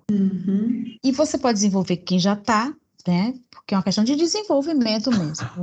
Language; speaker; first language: Portuguese; native; Portuguese